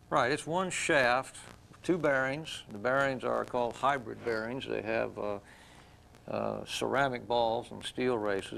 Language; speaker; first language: English; native; English